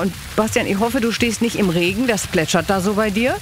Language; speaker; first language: German; native; German